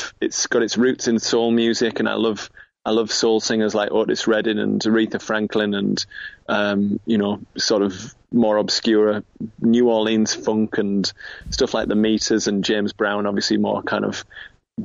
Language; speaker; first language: English; native; English